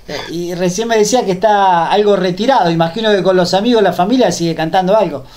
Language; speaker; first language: Spanish; native; Spanish